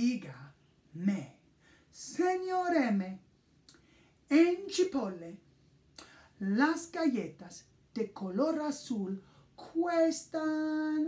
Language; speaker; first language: Spanish; non-native, fluent; English